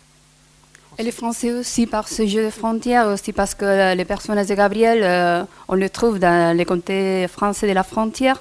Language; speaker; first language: French; non-native, fluent; Spanish